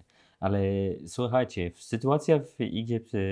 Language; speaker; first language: Polish; non-native, learner; Arabic